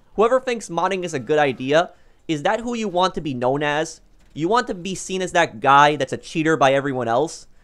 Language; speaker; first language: English; native; English